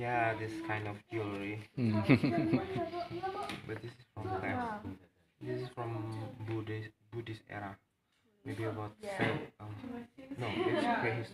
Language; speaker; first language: English; non-native, learner; Indonesian